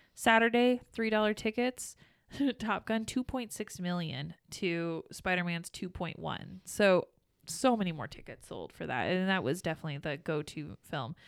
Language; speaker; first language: English; native; English